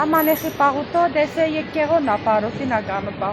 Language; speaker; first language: Greek; non-native, learner; Armenian